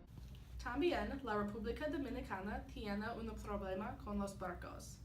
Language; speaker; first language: Spanish; non-native, learner; English